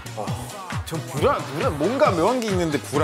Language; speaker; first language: Korean; non-native, fluent; Spanish